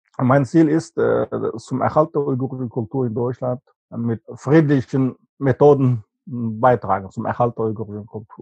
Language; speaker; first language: German; non-native, fluent; Uyghur